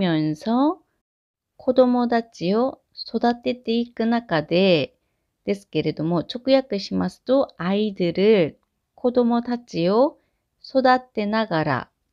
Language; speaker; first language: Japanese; non-native, fluent; Korean